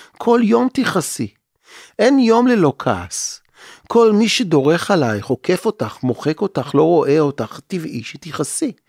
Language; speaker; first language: Hebrew; native; Hebrew